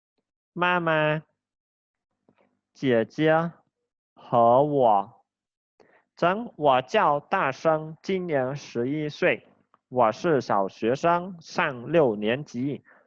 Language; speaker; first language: Chinese; non-native, fluent; Khmer